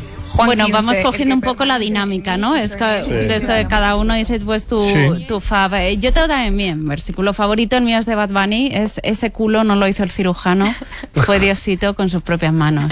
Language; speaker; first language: Spanish; native; Spanish